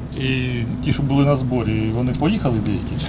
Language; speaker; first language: Ukrainian; native; Ukrainian